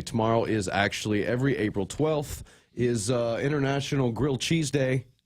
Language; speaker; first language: English; native; English